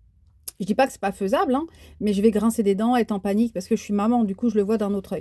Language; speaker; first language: French; native; French